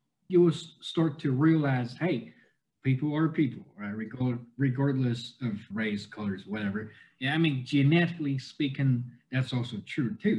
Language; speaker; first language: English; non-native, fluent; Chinese